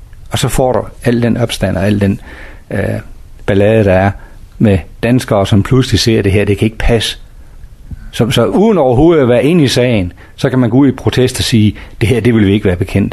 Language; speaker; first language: Danish; native; Danish